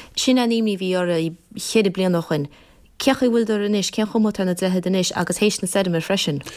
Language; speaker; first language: Irish; native; Irish